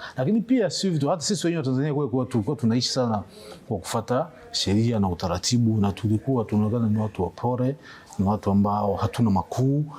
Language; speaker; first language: Swahili; native; Swahili